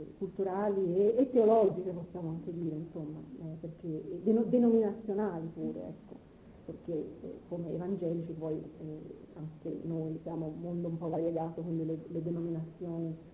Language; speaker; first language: Italian; native; Italian